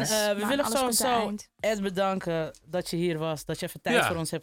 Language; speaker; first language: Dutch; native; Dutch